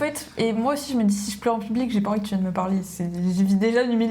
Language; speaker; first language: French; native; French